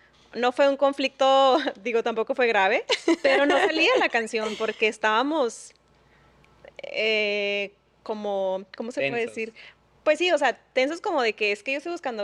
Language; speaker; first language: Spanish; native; Spanish